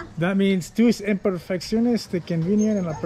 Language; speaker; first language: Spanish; non-native, learner; English